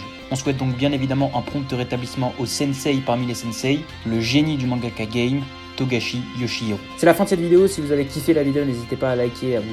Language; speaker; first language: French; native; French